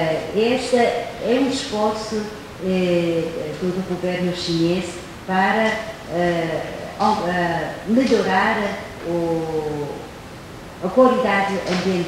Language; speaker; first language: Portuguese; non-native, fluent; Chinese